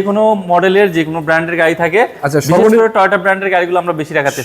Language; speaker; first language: Bangla; native; Bangla